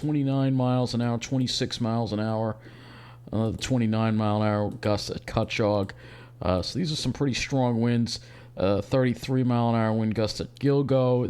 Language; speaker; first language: English; native; English